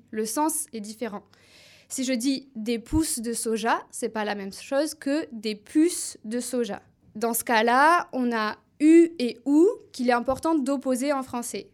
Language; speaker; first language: French; native; French